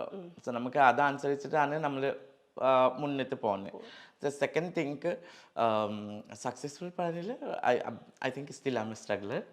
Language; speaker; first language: Malayalam; non-native, local second language; Assamese